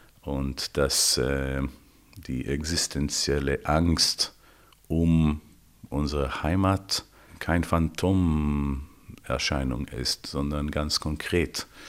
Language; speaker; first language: German; non-native, fluent; Hebrew